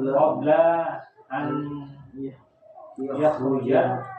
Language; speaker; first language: Arabic; non-native, learner; Indonesian